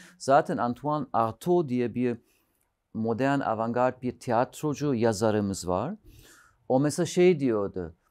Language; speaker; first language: Turkish; non-native, fluent; German